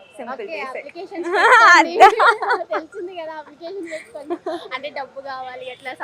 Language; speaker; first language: Telugu; native; Telugu